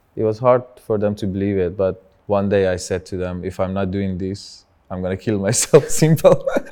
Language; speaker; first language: English; non-native, fluent; Persian